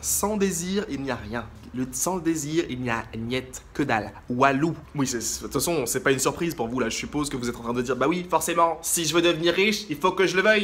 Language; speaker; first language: French; native; French